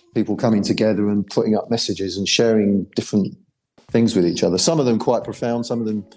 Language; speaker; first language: English; native; English